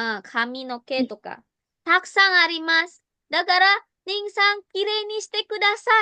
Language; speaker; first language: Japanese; non-native, fluent; Indonesian